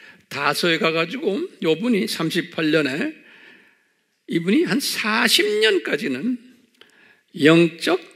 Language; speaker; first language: Korean; native; Korean